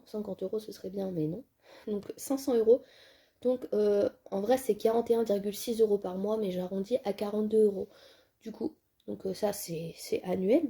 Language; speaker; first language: French; native; French